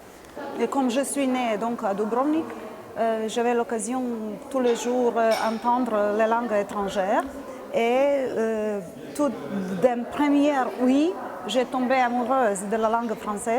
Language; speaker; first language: French; non-native, fluent; Serbian